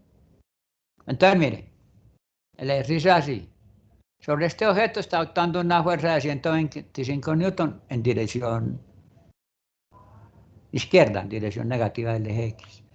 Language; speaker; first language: Spanish; native; Spanish